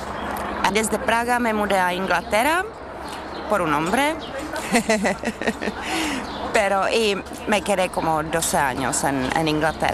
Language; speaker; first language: Spanish; non-native, learner; Czech